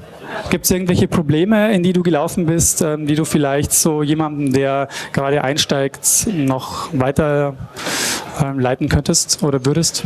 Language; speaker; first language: German; native; German